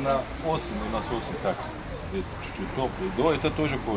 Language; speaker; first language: Russian; non-native, learner; Turkish